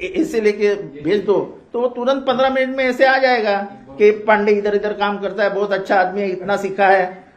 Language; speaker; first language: Hindi; non-native, local second language; Marathi